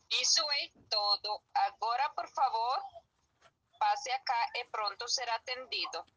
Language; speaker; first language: Portuguese; non-native, learner; Spanish